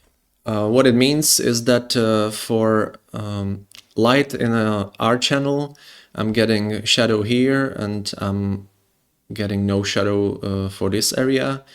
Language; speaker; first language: English; non-native, fluent; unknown